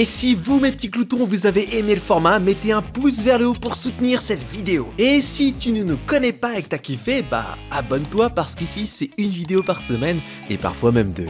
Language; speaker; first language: French; native; French